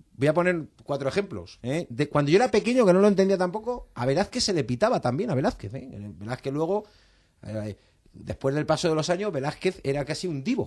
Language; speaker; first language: Spanish; native; Spanish